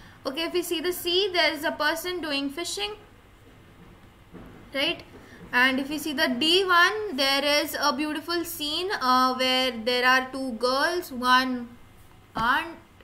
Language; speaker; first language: English; non-native, local second language; Hindi